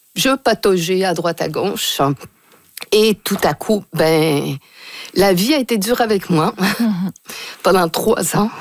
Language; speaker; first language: French; early bilingual, other home language; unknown